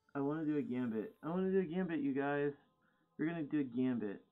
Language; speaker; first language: English; native; English